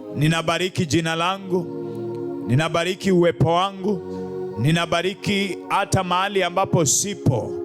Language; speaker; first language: Swahili; non-native, local second language; Luo (Kenya and Tanzania)